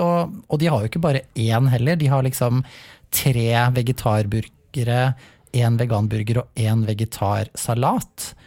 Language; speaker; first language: Norwegian; native; Norwegian